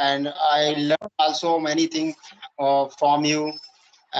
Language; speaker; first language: English; non-native, learner; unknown